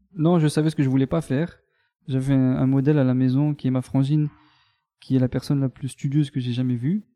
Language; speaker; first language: French; native; French